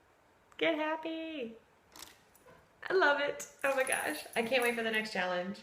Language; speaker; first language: English; native; English